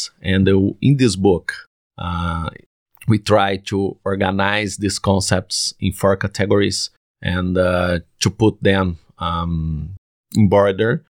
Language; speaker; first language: English; non-native, learner; Portuguese